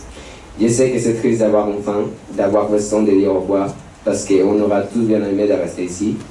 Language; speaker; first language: French; non-native, fluent; Spanish